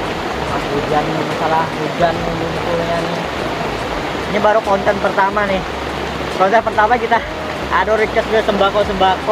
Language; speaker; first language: Indonesian; native; Indonesian